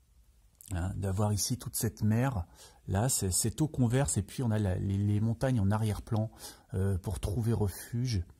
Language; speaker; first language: French; native; French